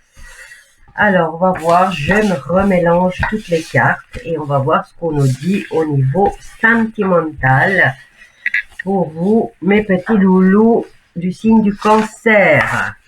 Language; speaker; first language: French; native; French